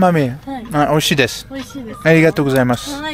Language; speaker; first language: Japanese; non-native, learner; French